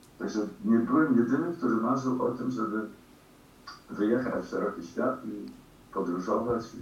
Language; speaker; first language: Polish; early bilingual, heritage; Polish